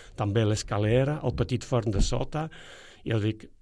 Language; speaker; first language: Catalan; non-native, fluent; Dutch